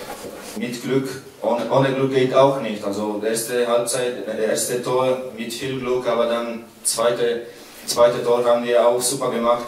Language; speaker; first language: German; non-native, fluent; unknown